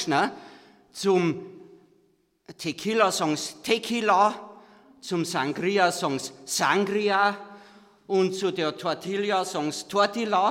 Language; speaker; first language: German; native; German